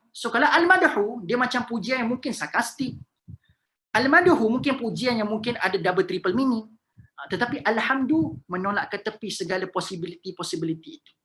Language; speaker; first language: Malay; native; Malay